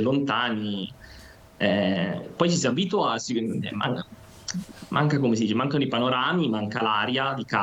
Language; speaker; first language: Italian; native; Italian